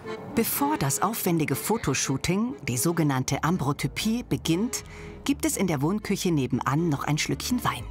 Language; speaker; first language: German; native; German